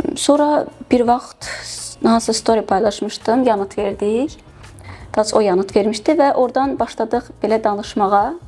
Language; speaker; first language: Azerbaijani; early bilingual, heritage; Azerbaijani